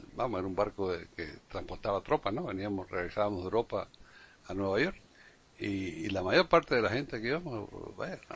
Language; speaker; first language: Spanish; native; Spanish